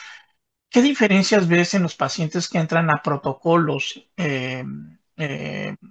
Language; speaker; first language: Spanish; native; Spanish